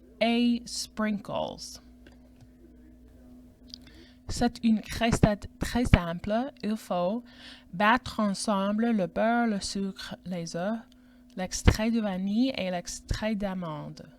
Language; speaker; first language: French; non-native, fluent; English